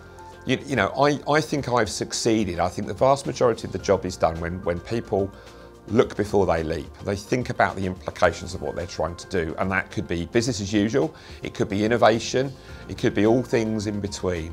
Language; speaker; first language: English; native; English